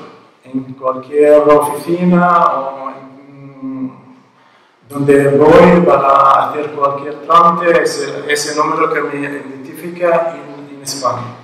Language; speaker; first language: Spanish; non-native, learner; Arabic